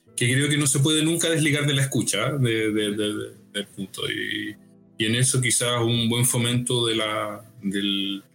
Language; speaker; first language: Spanish; native; Spanish